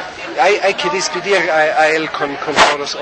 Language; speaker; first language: Spanish; non-native, fluent; German